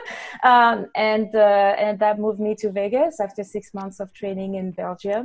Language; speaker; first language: English; non-native, fluent; French